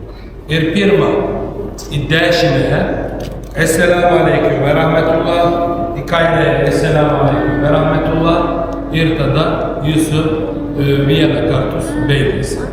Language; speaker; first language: Lithuanian; non-native, learner; Turkish